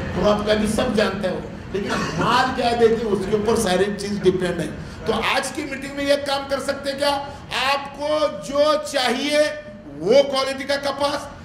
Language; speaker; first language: Hindi; non-native, local second language; Marathi